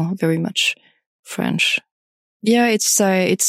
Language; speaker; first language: English; non-native, fluent; French